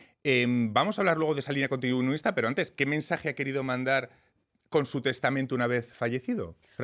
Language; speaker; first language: Spanish; native; Spanish